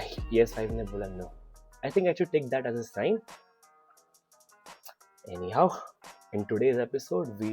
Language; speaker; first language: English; non-native, local second language; Hindi